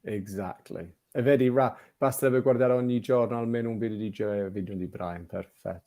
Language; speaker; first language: Italian; non-native, fluent; English